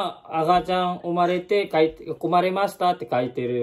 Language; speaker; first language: Japanese; non-native, learner; Indonesian